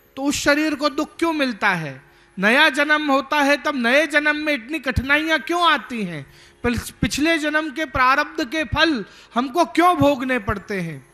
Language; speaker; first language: Hindi; non-native, local second language; Gujarati